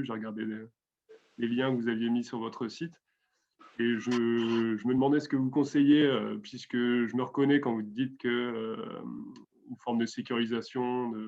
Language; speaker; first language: French; native; French